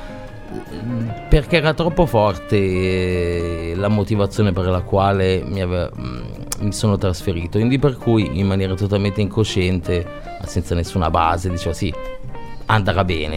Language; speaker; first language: Italian; native; Italian